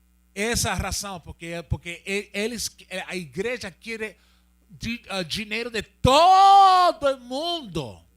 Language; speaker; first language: Portuguese; non-native, learner; Spanish